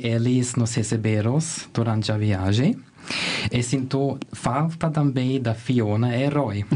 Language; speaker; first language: Portuguese; non-native, learner; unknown